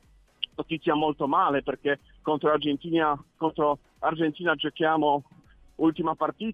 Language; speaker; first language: Italian; non-native, learner; Polish